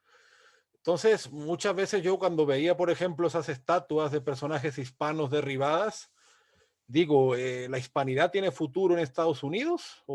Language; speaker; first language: Spanish; native; Spanish